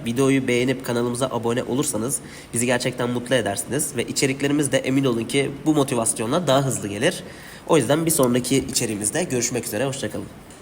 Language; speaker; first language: Turkish; native; Turkish